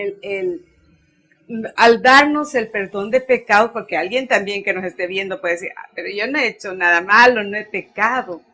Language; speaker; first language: Spanish; native; Spanish